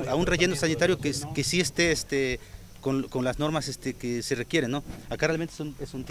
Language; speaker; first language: Spanish; native; Spanish